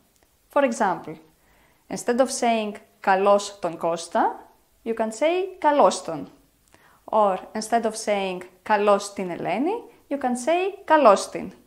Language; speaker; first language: English; non-native, fluent; Greek